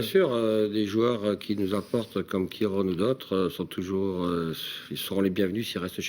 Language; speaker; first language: French; native; French